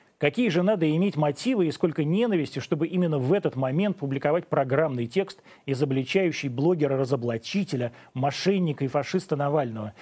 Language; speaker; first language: Russian; native; Russian